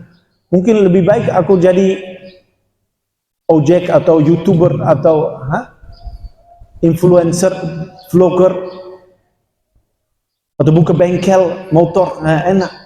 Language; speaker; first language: Indonesian; non-native, fluent; Dutch